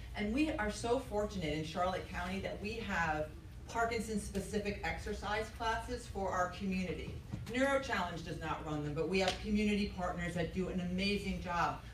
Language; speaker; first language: English; native; English